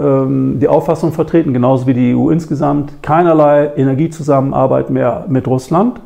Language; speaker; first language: German; native; German